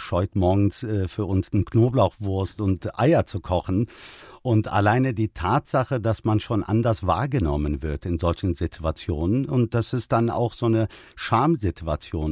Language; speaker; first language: German; early bilingual, other home language; Turkish